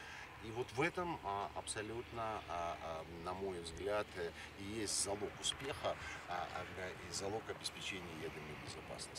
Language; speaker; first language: Russian; native; Russian